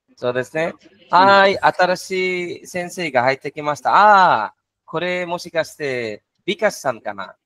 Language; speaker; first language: Japanese; non-native, fluent; Bangla